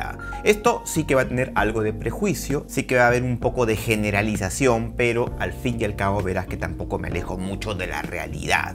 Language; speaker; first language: Spanish; native; Spanish